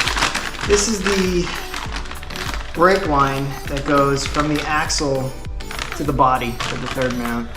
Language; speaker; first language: English; native; English